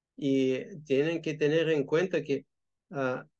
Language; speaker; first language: Spanish; non-native, fluent; Bulgarian